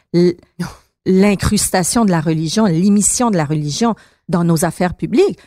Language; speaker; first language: French; early bilingual, other home language; Persian